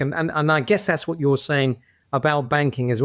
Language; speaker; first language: English; native; English